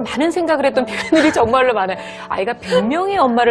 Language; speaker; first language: Korean; native; Korean